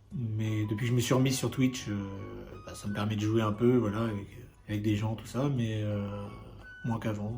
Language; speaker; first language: French; native; French